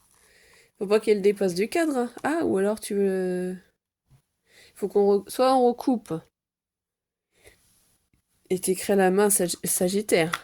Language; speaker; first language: French; native; French